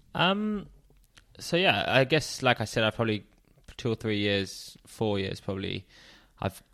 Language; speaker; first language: English; native; English